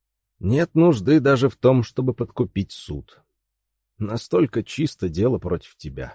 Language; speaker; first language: Russian; native; Russian